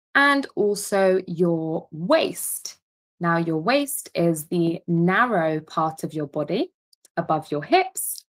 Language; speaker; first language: English; native; English